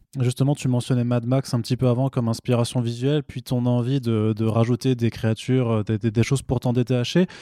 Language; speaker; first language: French; native; French